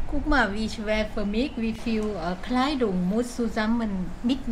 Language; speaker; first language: German; non-native, learner; Thai